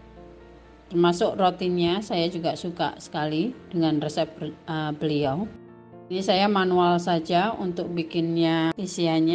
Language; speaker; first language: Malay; non-native, local second language; Javanese